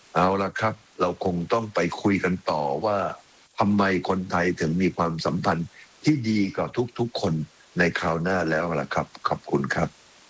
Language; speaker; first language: Thai; native; Thai